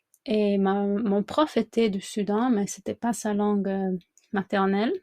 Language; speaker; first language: French; non-native, fluent; English